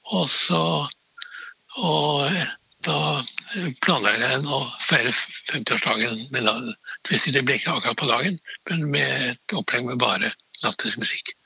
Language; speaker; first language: Norwegian; native; Norwegian